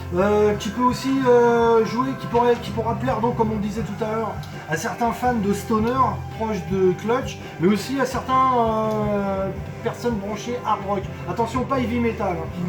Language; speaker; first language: French; native; French